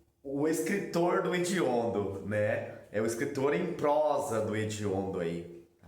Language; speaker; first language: Portuguese; native; Portuguese